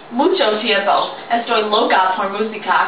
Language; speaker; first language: Spanish; non-native, learner; English